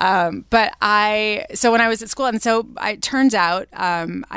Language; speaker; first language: English; native; English